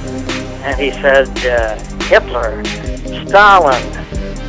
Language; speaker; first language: English; native; English